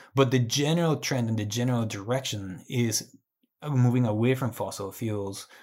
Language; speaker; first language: English; non-native, fluent; Spanish